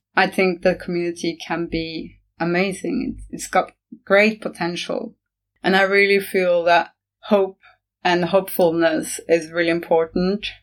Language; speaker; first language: English; non-native, fluent; Norwegian